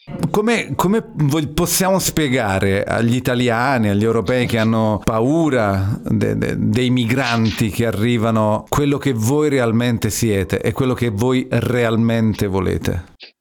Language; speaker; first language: Italian; native; Italian